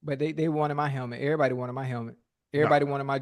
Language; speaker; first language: English; native; English